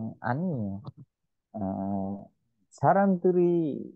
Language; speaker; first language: Korean; non-native, learner; Vietnamese